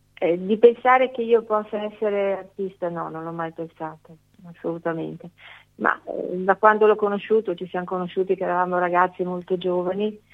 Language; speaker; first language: Italian; native; Italian